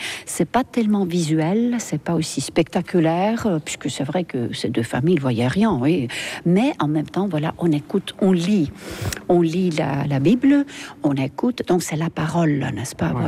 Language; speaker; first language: French; non-native, fluent; Estonian